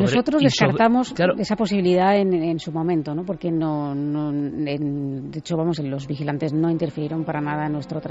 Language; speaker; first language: Spanish; native; Spanish